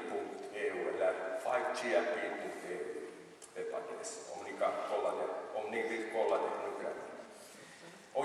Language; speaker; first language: Swedish; non-native, local second language; Finnish